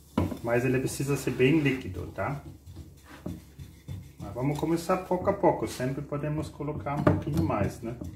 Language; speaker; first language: Portuguese; non-native, fluent; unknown